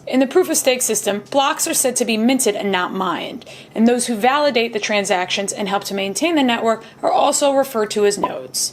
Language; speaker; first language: English; native; English